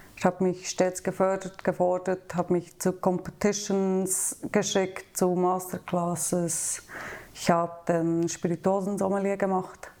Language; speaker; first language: German; native; German